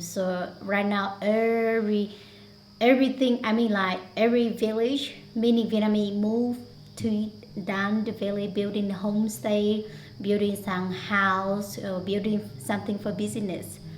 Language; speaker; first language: English; non-native, learner; Hmong